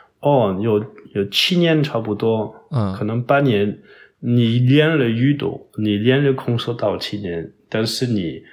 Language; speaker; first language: Chinese; non-native, fluent; French